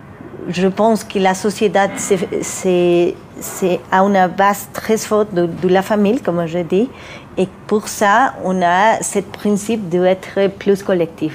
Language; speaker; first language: French; non-native, fluent; Spanish